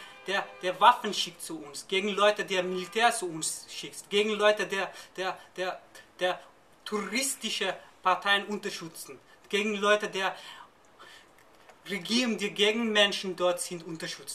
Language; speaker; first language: German; non-native, learner; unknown